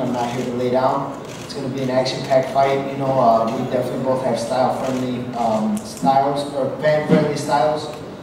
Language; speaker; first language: English; early bilingual, other home language; Spanish